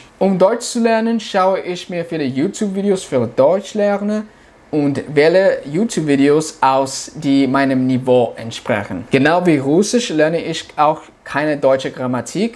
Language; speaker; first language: German; non-native, learner; English